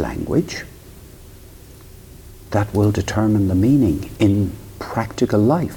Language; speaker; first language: English; native; English